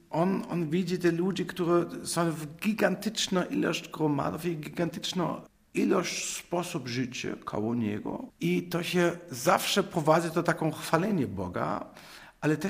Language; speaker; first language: Polish; non-native, fluent; German